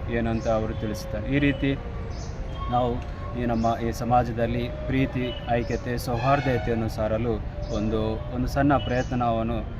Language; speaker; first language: Kannada; native; Kannada